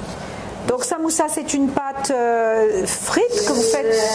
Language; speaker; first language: French; native; French